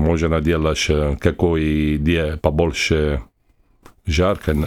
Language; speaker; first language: Russian; non-native, learner; Italian